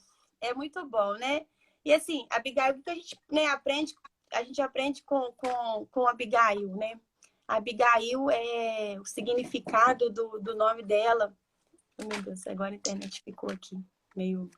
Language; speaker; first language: Portuguese; native; Portuguese